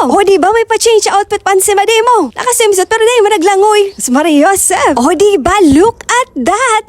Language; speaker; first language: Filipino; non-native, local second language; Bikol